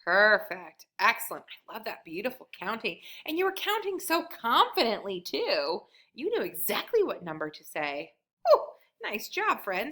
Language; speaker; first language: English; native; English